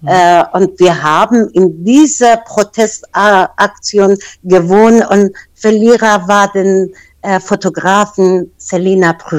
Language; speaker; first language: German; non-native, fluent; Persian